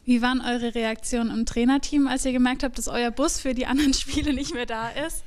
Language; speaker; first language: German; native; German